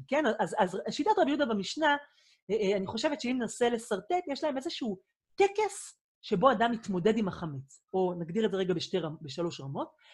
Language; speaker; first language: Hebrew; native; Hebrew